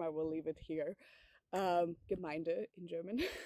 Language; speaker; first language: English; non-native, fluent; German